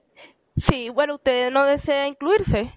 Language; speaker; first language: Spanish; native; Spanish